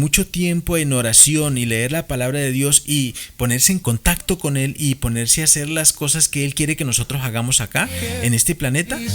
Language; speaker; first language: Spanish; native; Spanish